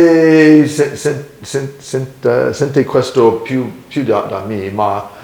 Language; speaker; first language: Italian; non-native, learner; English